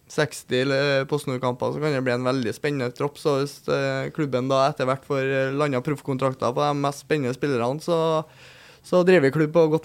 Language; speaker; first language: Norwegian; native; Norwegian